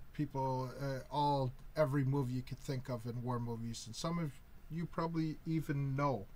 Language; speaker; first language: English; native; English